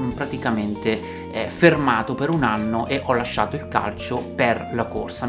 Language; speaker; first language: Italian; native; Italian